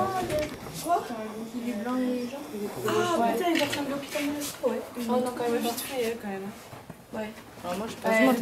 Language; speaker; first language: French; native; French